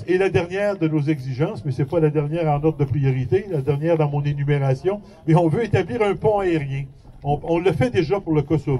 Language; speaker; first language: French; native; French